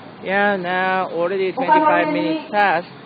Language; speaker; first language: English; non-native, learner; Japanese